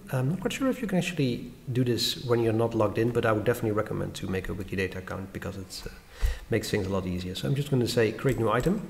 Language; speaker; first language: English; non-native, fluent; Dutch